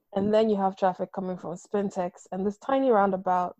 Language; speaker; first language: English; non-native, local second language; Akan